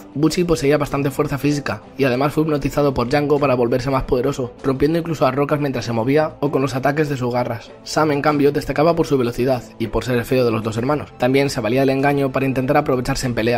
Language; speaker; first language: Spanish; native; Spanish